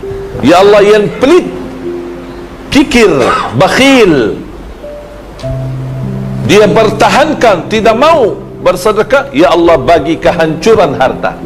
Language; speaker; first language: Indonesian; non-native, fluent; Arabic